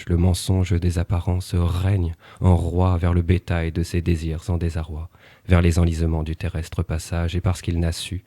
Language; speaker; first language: French; native; French